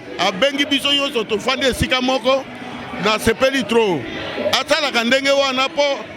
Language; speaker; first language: Lingala; non-native, local second language; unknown